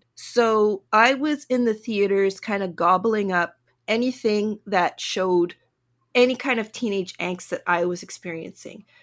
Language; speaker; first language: English; native; English